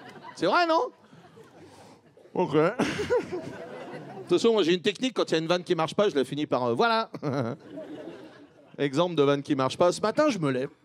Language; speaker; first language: French; native; French